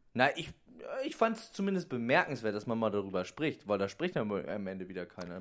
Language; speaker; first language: German; native; German